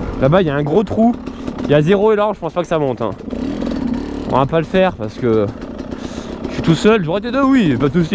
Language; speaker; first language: French; native; French